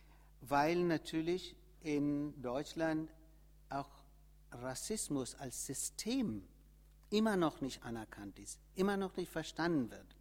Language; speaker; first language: German; non-native, fluent; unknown